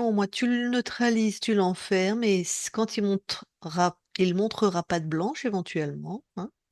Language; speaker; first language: French; native; French